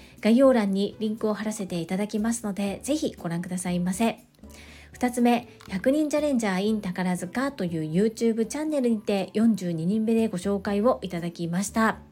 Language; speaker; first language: Japanese; native; Japanese